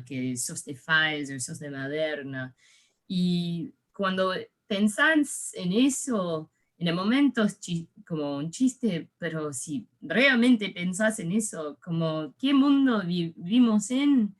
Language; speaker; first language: Spanish; early bilingual, heritage; English